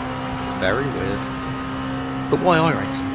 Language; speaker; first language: English; native; English